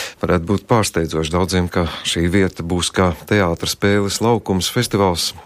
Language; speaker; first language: Latvian; native; Latvian